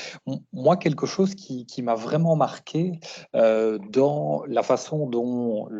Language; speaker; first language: French; native; French